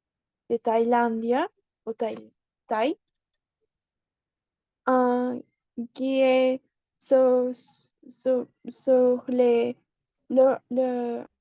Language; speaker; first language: French; non-native, learner; Spanish